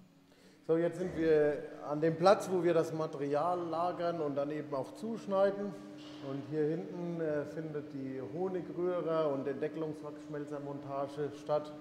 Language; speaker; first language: German; native; German